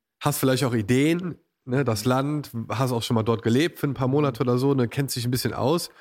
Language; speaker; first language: German; native; German